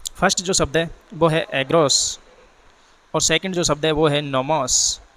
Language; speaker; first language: Hindi; native; Hindi